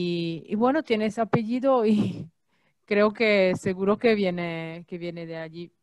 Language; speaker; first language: Spanish; non-native, fluent; Italian